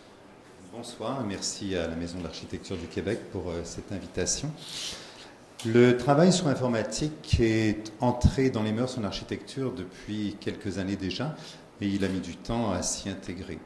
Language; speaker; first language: French; native; French